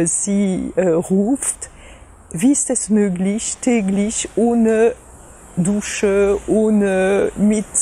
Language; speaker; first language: German; non-native, fluent; French